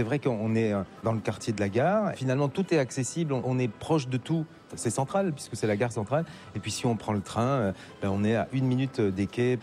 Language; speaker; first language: French; native; French